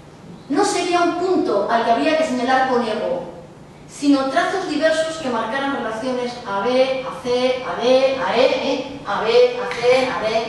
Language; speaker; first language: Spanish; native; Spanish